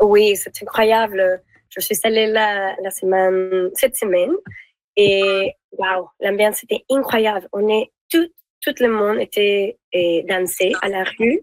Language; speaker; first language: French; non-native, learner; Spanish